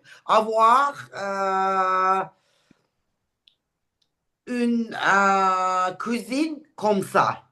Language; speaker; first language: French; non-native, learner; Turkish